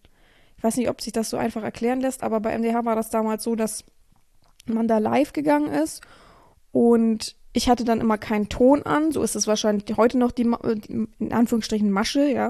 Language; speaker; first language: German; native; German